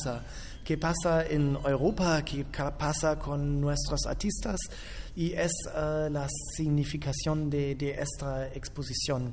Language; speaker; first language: Spanish; non-native, fluent; German